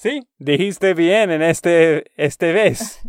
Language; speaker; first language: Spanish; non-native, learner; English